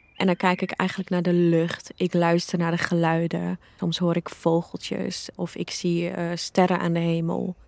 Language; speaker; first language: Dutch; early bilingual, other home language; Arabic